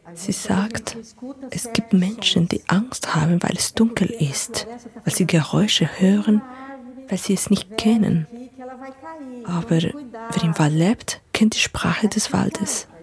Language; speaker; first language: German; non-native, fluent; Spanish